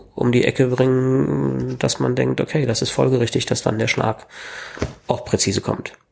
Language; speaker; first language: German; native; German